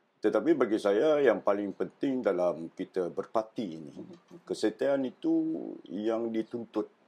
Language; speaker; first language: Malay; native; Malay